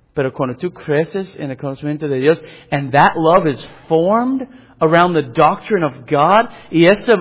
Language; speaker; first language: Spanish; non-native, learner; English